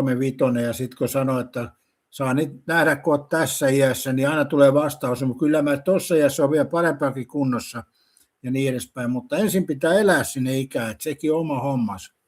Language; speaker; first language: Finnish; native; Finnish